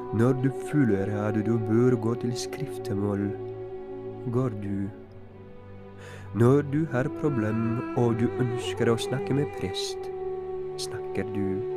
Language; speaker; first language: Norwegian; non-native, fluent; Polish